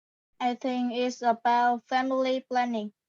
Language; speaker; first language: English; non-native, learner; Vietnamese